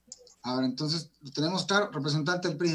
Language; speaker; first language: Spanish; native; Spanish